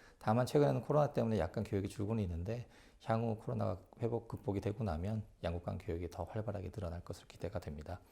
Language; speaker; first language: Korean; native; Korean